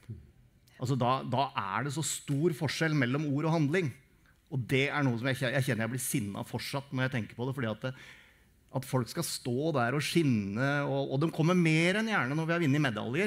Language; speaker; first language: Norwegian; native; Norwegian